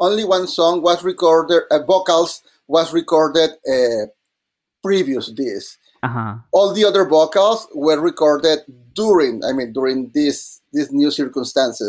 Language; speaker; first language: English; non-native, fluent; Spanish